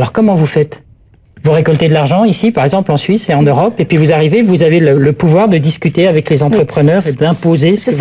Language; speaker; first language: French; native; French